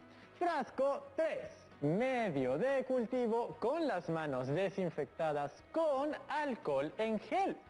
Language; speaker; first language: Spanish; native; Spanish